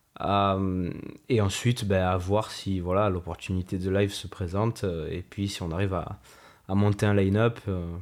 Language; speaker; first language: French; native; French